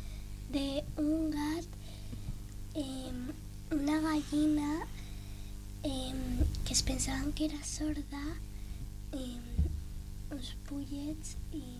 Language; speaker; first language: Catalan; non-native, local second language; Spanish